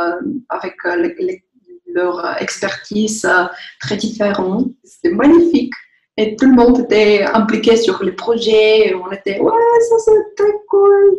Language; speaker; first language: French; non-native, fluent; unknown